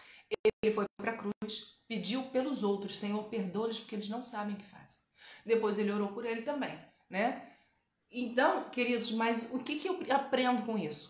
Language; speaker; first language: Portuguese; native; Portuguese